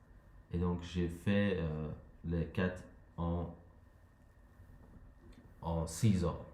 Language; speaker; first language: French; non-native, learner; Dutch